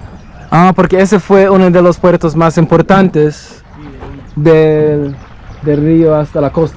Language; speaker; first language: Spanish; non-native, learner; English